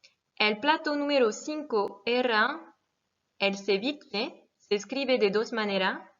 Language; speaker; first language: Spanish; non-native, fluent; French